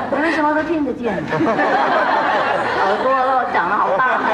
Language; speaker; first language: Chinese; non-native, fluent; Vietnamese